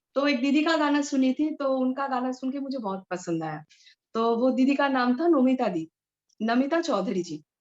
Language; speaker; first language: Hindi; non-native, local second language; Bangla